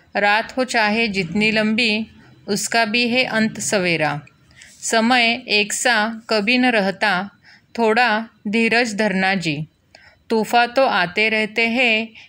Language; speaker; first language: Hindi; non-native, local second language; Marathi